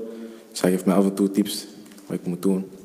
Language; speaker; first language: Dutch; early bilingual, other home language; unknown